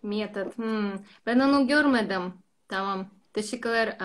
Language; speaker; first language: Turkish; non-native, learner; Russian